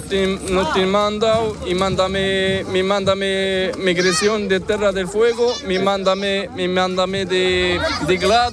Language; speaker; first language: Spanish; non-native, learner; Arabic